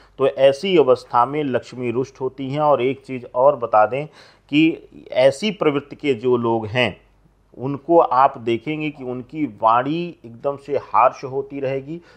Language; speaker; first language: Hindi; native; Hindi